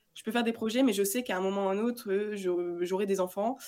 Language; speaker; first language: French; native; French